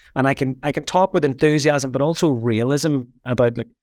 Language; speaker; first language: English; native; English